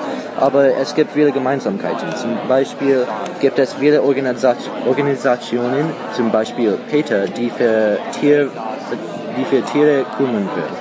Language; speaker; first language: German; non-native, learner; English